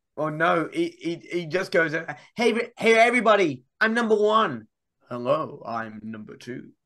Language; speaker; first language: English; native; English